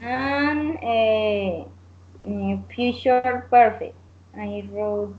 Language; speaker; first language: English; non-native, learner; Spanish